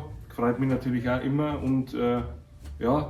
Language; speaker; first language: German; native; German